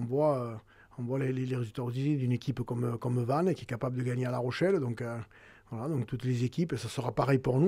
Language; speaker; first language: French; native; French